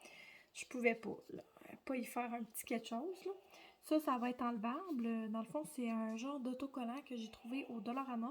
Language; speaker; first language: French; native; French